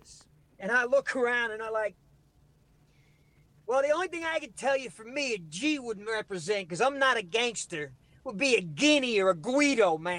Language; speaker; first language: English; native; English